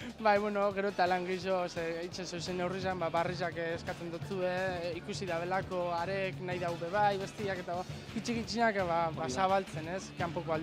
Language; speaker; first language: Basque; native; Basque